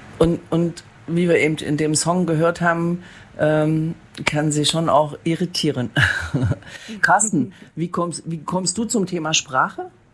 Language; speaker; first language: German; native; German